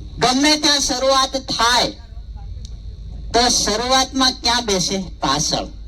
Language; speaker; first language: Gujarati; non-native, local second language; Bhili